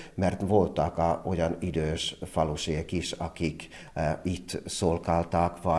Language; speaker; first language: Hungarian; non-native, fluent; Finnish